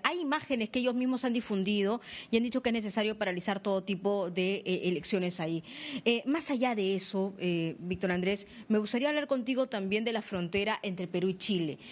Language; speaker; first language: Spanish; native; Spanish